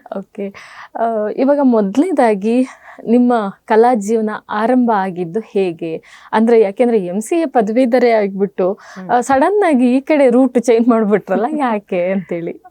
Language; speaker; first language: Kannada; native; Kannada